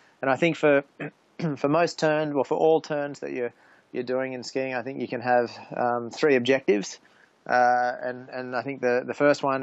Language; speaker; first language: English; native; English